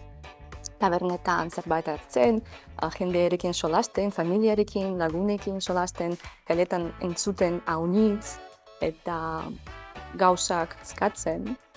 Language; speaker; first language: Basque; non-native, learner; Spanish